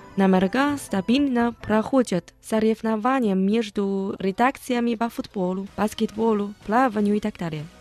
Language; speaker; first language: Russian; non-native, fluent; Chinese